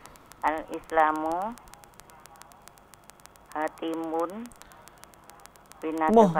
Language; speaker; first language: Arabic; non-native, learner; Indonesian